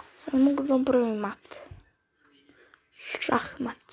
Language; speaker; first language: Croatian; early bilingual, heritage; Croatian